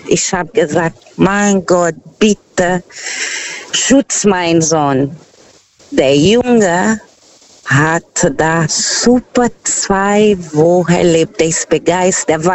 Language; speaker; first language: German; non-native, fluent; Portuguese